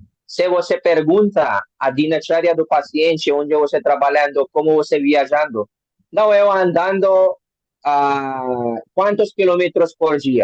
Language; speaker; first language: Portuguese; non-native, learner; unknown